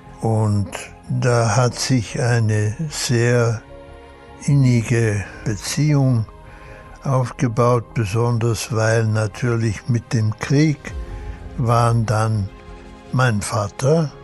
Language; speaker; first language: German; early bilingual, heritage; German